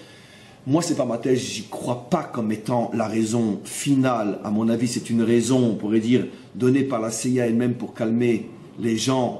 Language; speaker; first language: French; native; French